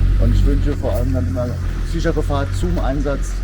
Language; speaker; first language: German; native; German